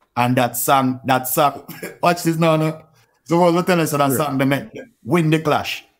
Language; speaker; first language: English; non-native, local second language; Jamaican Creole English